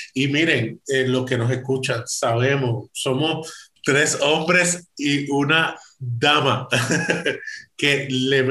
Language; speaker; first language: Spanish; native; Spanish